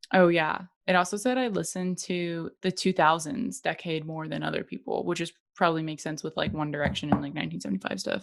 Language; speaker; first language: English; native; English